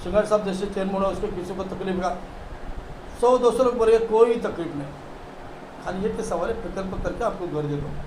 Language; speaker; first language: Hindi; non-native, local second language; Marathi